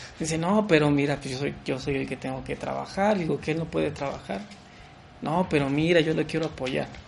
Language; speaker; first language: Spanish; early bilingual, heritage; French